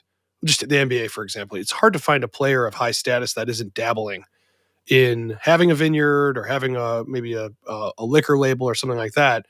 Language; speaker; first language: English; native; English